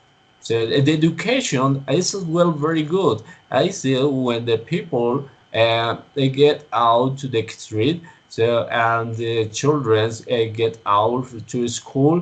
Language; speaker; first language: English; non-native, learner; Spanish